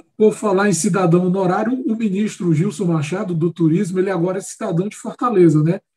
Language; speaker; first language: Portuguese; native; Portuguese